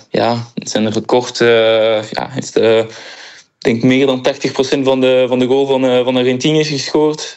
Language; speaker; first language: Dutch; early bilingual, heritage; Spanish